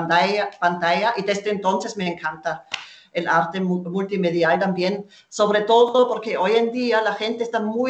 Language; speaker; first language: Spanish; non-native, fluent; German